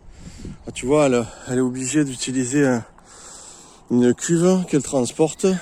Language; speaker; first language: French; native; French